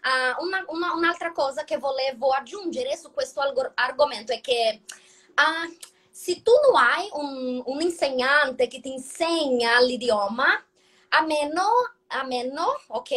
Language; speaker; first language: Italian; non-native, learner; Portuguese